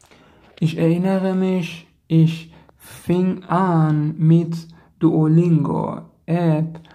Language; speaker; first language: German; non-native, learner; Persian